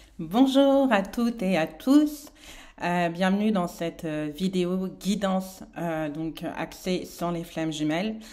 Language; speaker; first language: French; native; French